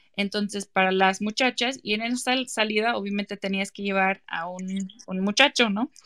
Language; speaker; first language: Spanish; non-native, fluent; English